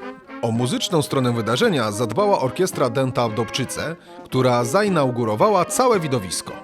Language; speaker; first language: Polish; native; Polish